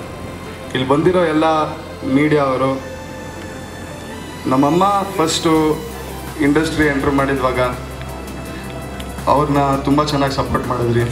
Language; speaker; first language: Kannada; native; Kannada